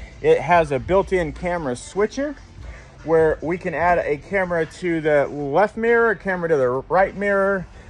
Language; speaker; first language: English; native; English